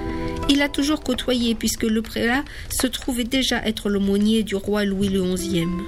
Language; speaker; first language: French; native; French